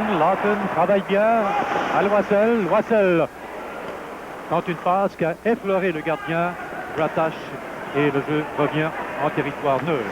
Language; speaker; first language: French; native; French